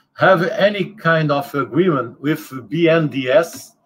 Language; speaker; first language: English; non-native, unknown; Portuguese